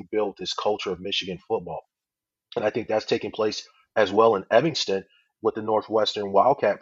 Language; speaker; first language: English; native; English